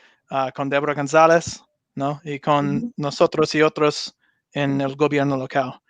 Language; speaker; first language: Spanish; non-native, learner; English